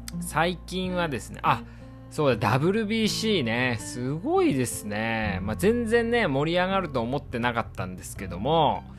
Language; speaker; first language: Japanese; native; Japanese